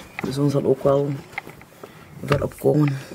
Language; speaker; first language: Dutch; native; Dutch